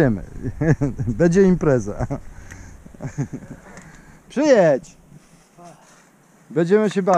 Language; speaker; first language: Polish; native; Polish